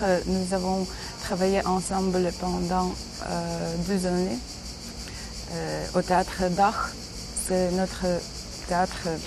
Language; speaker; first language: French; non-native, learner; Ukrainian